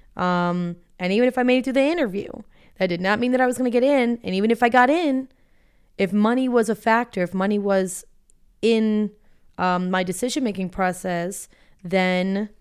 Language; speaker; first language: English; native; English